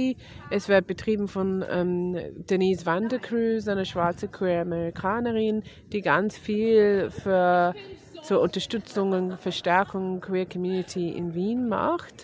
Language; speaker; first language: German; non-native, fluent; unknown